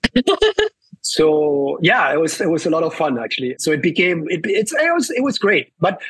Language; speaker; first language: English; early bilingual, other home language; Spanish